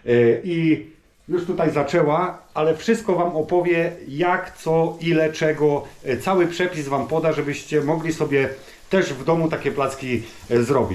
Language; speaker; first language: Polish; native; Polish